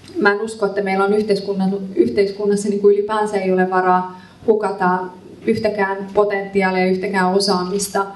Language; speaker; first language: Finnish; early bilingual, other home language; Persian